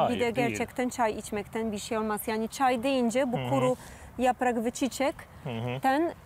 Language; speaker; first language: Turkish; non-native, fluent; Polish